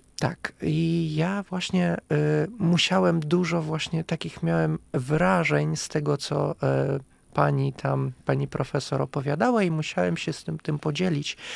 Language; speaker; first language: Polish; non-native, fluent; Russian